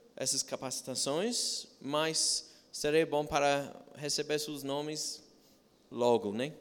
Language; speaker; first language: Portuguese; non-native, fluent; English